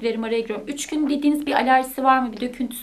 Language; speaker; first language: Turkish; native; Turkish